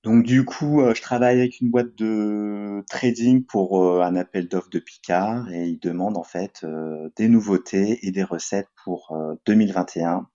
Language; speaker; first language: French; native; French